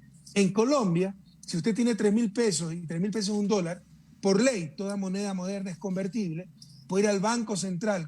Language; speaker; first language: Spanish; native; Spanish